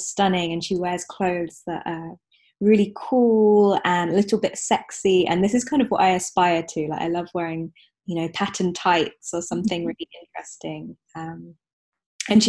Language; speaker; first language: English; native; English